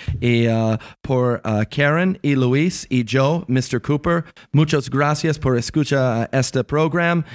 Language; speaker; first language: Spanish; non-native, learner; English